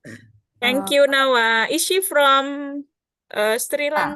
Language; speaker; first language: English; non-native, learner; Indonesian